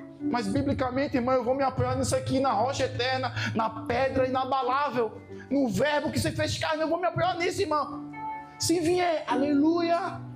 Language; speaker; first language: Portuguese; native; Portuguese